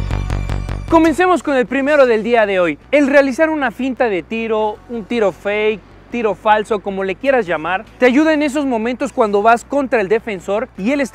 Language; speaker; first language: Spanish; native; Spanish